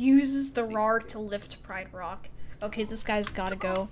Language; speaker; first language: English; native; English